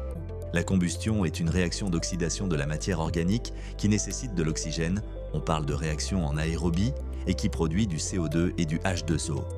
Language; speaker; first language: French; native; French